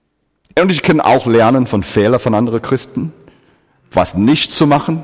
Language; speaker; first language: German; non-native, fluent; English